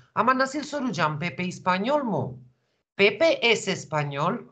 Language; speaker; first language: Turkish; non-native, fluent; Spanish